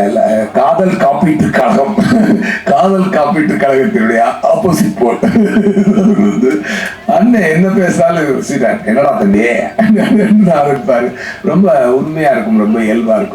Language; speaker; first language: Tamil; native; Tamil